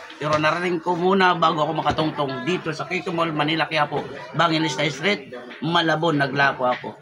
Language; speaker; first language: Filipino; non-native, local second language; Waray